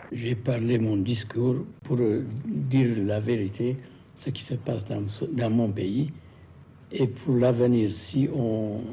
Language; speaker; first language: French; non-native, fluent; Amharic